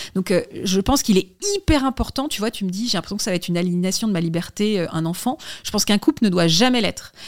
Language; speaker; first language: French; native; French